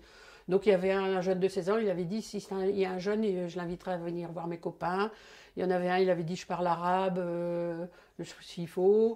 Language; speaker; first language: French; native; French